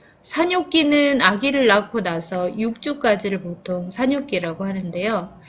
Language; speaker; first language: Korean; native; Korean